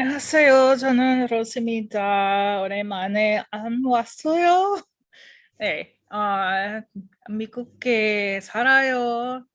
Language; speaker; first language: Korean; non-native, learner; English